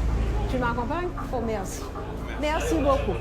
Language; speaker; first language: French; non-native, local second language; Haitian Creole